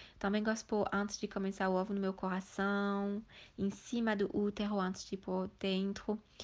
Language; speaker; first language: Portuguese; early bilingual, heritage; Portuguese